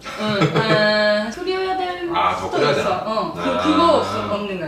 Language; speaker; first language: Korean; non-native, learner; Japanese